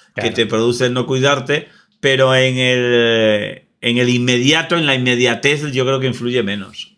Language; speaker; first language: Spanish; native; Spanish